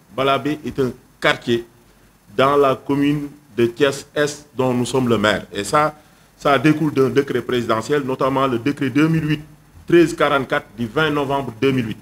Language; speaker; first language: French; non-native, local second language; Wolof